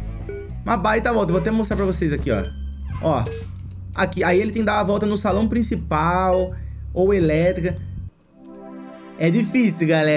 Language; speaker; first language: Portuguese; native; Portuguese